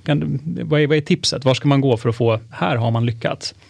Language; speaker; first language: Swedish; native; Swedish